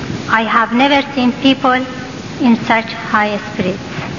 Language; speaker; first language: English; non-native, fluent; Persian